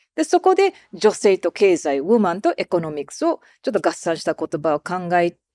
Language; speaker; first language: Japanese; non-native, fluent; English